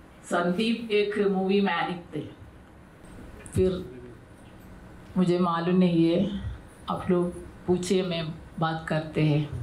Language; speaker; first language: Hindi; non-native, local second language; Malayalam